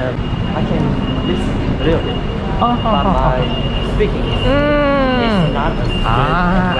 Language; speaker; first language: English; non-native, learner; Chinese